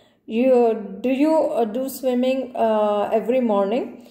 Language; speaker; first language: English; non-native, local second language; Punjabi